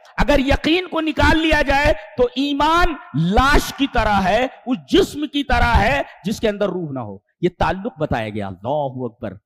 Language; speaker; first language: Urdu; native; Urdu